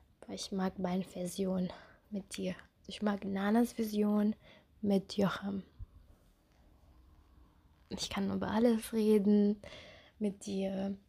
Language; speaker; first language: German; non-native, fluent; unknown